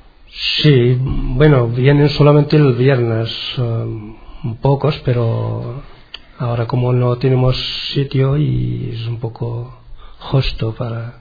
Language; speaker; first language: Spanish; non-native, learner; Arabic